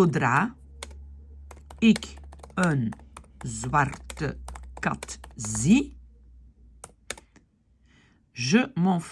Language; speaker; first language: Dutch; non-native, fluent; French